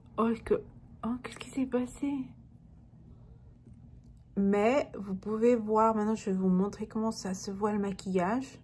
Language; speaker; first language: French; non-native, fluent; Spanish